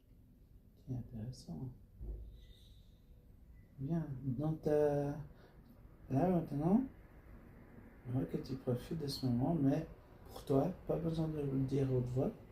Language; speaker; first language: French; native; French